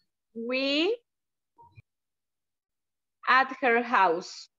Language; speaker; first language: English; non-native, learner; Spanish